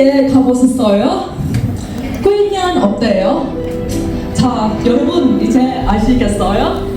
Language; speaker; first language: Korean; non-native, learner; Vietnamese